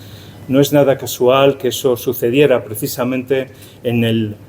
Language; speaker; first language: Spanish; native; Spanish